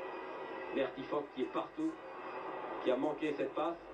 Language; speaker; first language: French; native; French